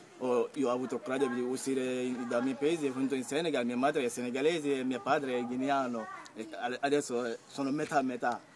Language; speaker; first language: Italian; non-native, learner; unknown